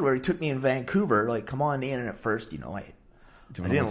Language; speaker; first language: English; native; English